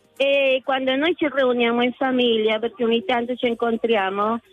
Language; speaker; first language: Italian; non-native, learner; Spanish